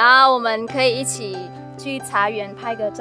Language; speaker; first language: Chinese; non-native, fluent; Vietnamese